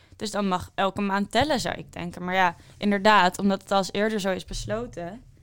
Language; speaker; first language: Dutch; native; Dutch